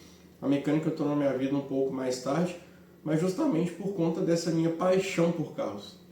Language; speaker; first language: Portuguese; native; Portuguese